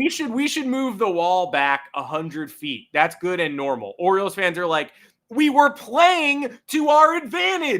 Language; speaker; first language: English; native; English